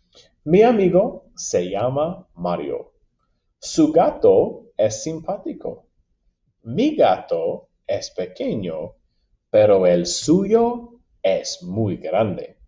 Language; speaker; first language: Spanish; non-native, fluent; English